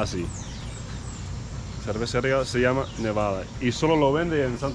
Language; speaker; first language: Spanish; non-native, learner; English